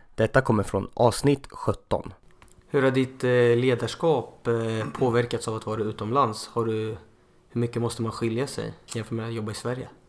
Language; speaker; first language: Swedish; native; Swedish